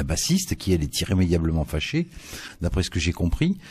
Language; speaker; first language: French; native; French